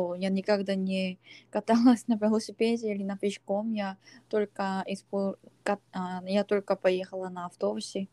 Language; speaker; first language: Russian; non-native, learner; Korean